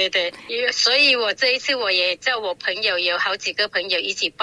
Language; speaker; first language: Chinese; non-native, local second language; Cantonese